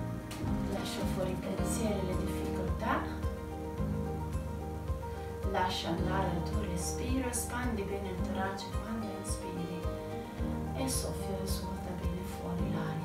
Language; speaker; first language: Italian; native; Italian